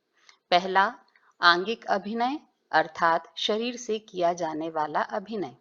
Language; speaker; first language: Hindi; native; Hindi